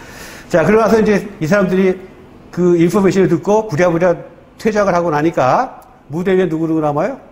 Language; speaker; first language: Korean; native; Korean